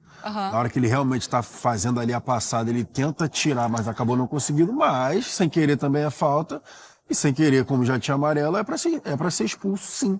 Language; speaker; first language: Portuguese; native; Portuguese